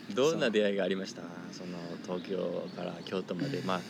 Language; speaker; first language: Japanese; native; Japanese